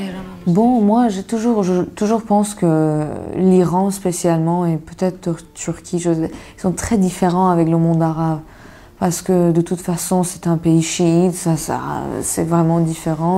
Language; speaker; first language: French; non-native, fluent; Persian